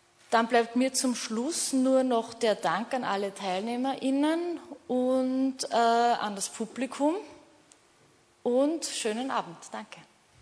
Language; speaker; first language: German; native; German